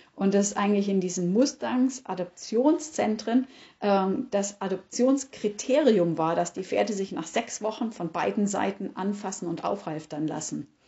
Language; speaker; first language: German; native; German